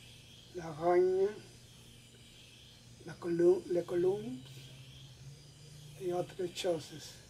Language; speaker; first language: French; non-native, learner; Spanish